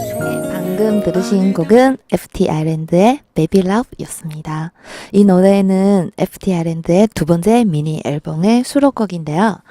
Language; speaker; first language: Korean; non-native, fluent; Chinese